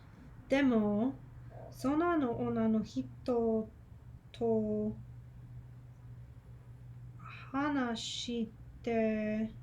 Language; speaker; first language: Japanese; non-native, learner; English